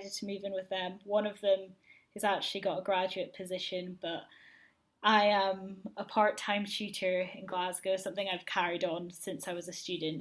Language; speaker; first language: English; native; English